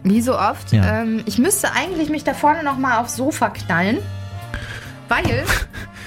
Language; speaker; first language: German; native; German